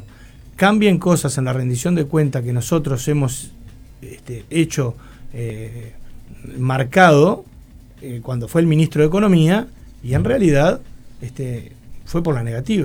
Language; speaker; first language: Spanish; native; Spanish